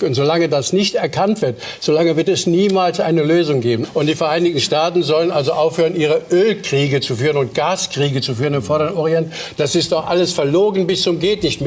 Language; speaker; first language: German; native; German